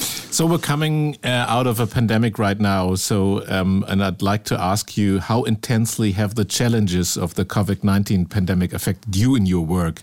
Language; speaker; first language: English; non-native, fluent; German